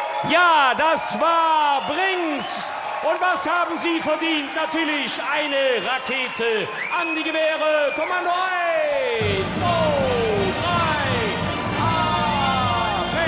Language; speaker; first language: German; native; German